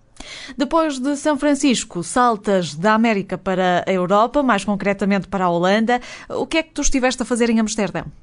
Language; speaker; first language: Portuguese; native; Portuguese